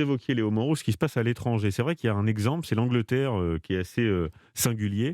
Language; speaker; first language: French; native; French